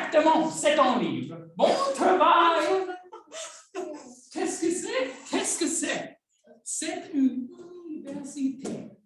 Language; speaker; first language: French; non-native, fluent; English